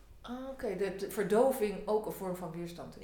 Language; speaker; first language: Dutch; native; Dutch